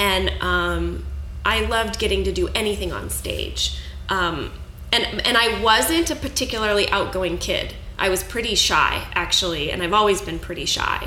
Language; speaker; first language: English; native; English